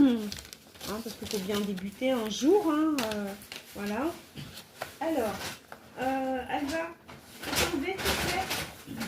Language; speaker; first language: French; native; French